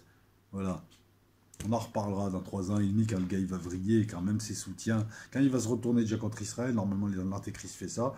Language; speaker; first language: French; native; French